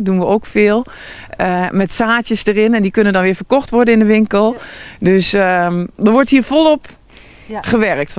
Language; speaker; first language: Dutch; native; Dutch